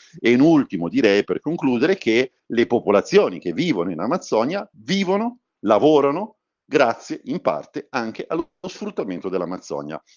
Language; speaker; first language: Italian; native; Italian